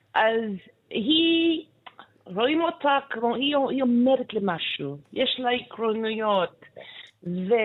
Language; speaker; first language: Hebrew; non-native, fluent; English